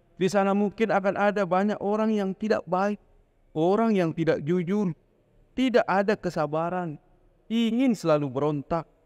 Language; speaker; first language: Indonesian; non-native, local second language; Batak Toba